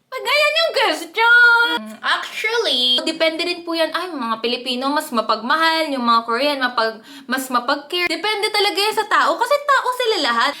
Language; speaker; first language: Filipino; early bilingual, other home language; Korean